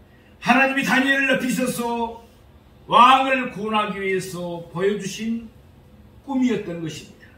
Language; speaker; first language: Korean; native; Korean